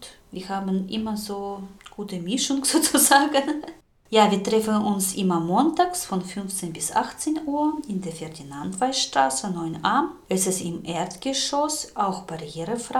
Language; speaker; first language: German; non-native, fluent; Russian